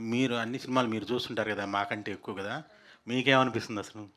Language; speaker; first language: Telugu; native; Telugu